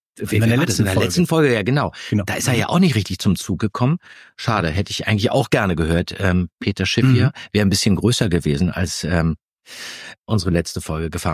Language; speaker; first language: German; native; German